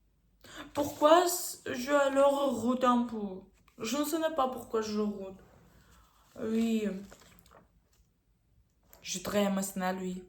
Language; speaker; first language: French; non-native, learner; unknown